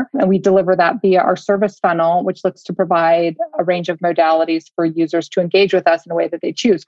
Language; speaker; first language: English; native; English